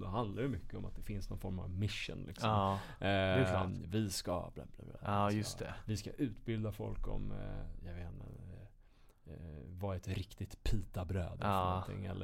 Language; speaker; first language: Swedish; native; Swedish